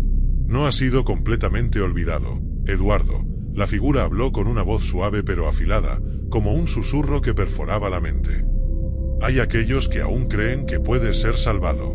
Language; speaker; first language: Spanish; native; Spanish